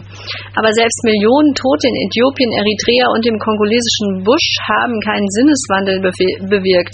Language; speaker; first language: German; native; German